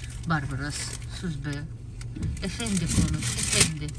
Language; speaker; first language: Turkish; non-native, learner; Russian